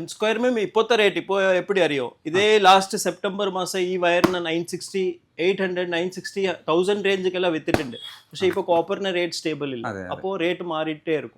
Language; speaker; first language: Malayalam; non-native, local second language; Tamil